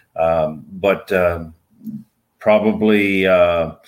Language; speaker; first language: English; native; English